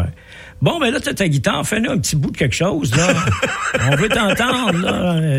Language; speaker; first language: French; native; French